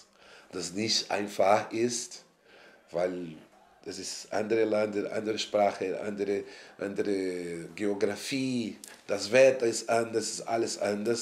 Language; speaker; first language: German; non-native, fluent; Portuguese